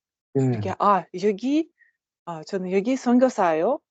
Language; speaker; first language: Korean; non-native, learner; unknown